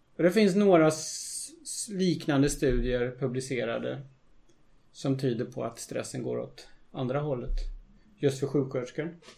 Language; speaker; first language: Swedish; native; Swedish